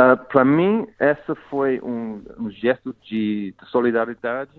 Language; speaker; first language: Portuguese; non-native, fluent; English